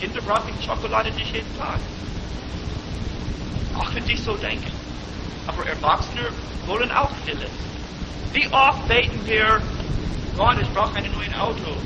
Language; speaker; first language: German; non-native, fluent; English